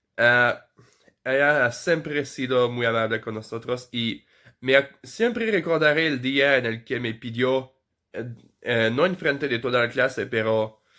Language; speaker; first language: Spanish; non-native, fluent; French